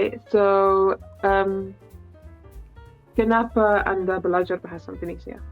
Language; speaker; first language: Indonesian; non-native, learner; English